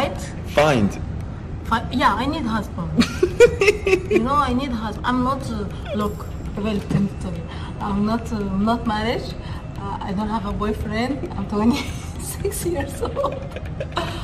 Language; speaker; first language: English; non-native, learner; Arabic